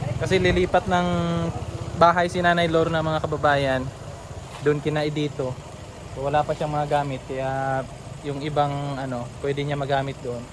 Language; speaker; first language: Filipino; non-native, local second language; Cebuano